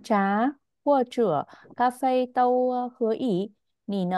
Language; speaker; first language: Chinese; non-native, learner; Vietnamese